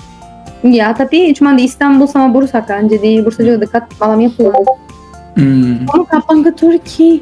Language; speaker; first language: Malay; non-native, fluent; Turkish